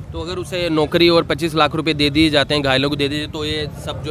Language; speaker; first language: Hindi; native; Hindi